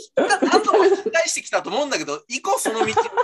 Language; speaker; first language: Japanese; native; Japanese